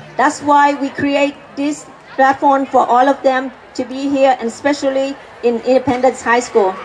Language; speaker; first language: English; non-native, fluent; Vietnamese